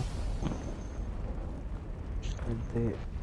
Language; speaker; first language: Spanish; non-native, learner; French